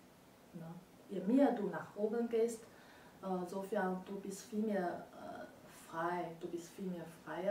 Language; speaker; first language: German; non-native, learner; Chinese